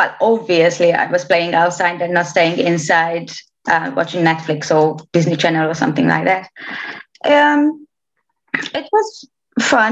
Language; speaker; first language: English; non-native, fluent; Romanian